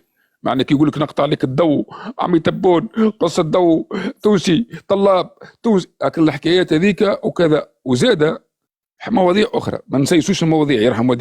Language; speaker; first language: Arabic; native; Arabic